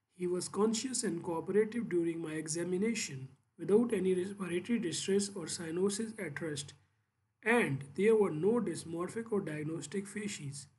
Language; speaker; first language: English; non-native, local second language; Urdu